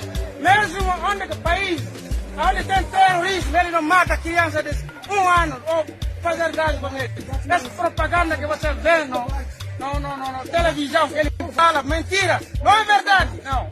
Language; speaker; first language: Portuguese; non-native, fluent; Haitian Creole